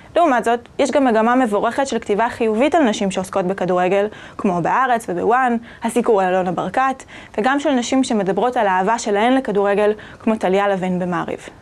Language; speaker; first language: Hebrew; native; Hebrew